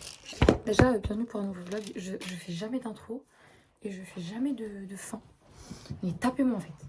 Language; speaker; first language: French; native; French